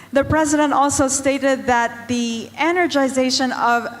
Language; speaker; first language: English; non-native, local second language; Filipino